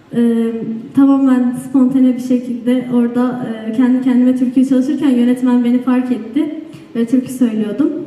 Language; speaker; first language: Turkish; native; Turkish